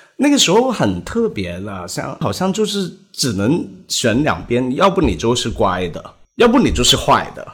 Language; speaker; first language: Chinese; non-native, local second language; Cantonese